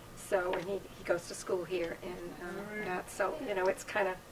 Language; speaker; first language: English; native; English